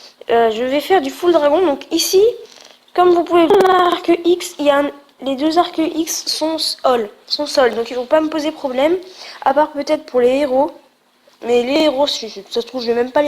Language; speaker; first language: French; native; French